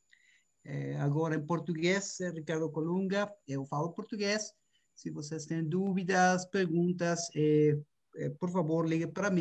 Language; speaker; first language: Portuguese; non-native, learner; Spanish